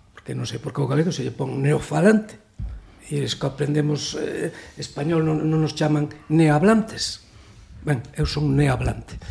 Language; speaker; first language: Galician; native; Galician